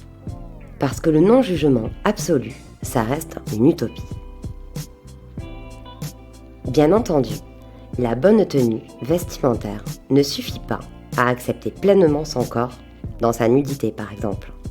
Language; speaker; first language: French; native; French